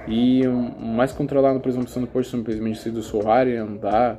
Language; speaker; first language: Portuguese; non-native, learner; Russian